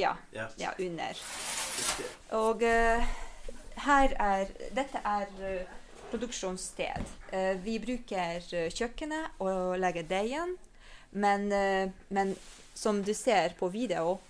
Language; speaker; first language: Norwegian; non-native, fluent; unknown